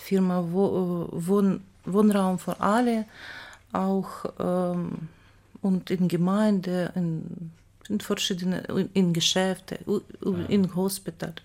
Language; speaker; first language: German; non-native, learner; Ukrainian